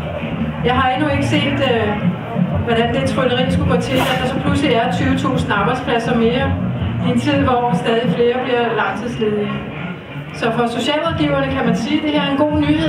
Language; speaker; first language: Danish; native; Danish